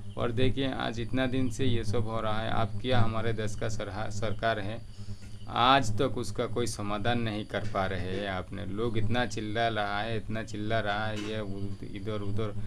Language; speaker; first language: Hindi; non-native, local second language; Bangla